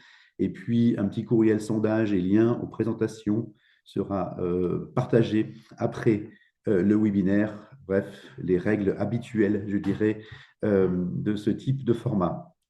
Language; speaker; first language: French; native; French